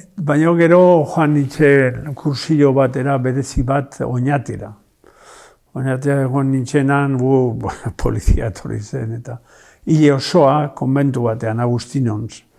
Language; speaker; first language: Basque; non-native, local second language; Spanish